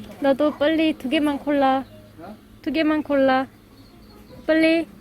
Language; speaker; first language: Korean; non-native, learner; Turkish